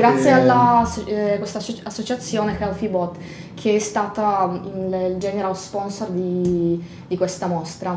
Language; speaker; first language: Italian; non-native, fluent; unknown